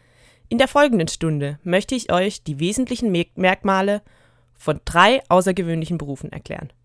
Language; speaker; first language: German; native; German